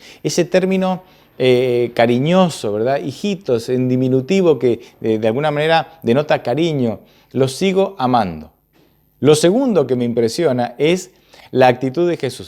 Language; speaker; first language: Spanish; native; Spanish